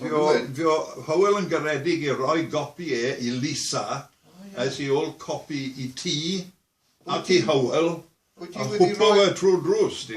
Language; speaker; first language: Welsh; native; Welsh